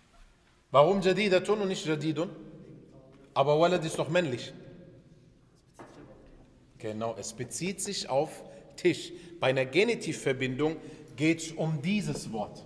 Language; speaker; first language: German; early bilingual, other home language; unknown